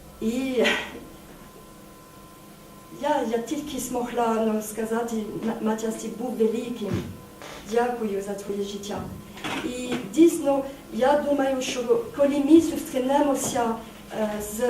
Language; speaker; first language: Ukrainian; non-native, fluent; French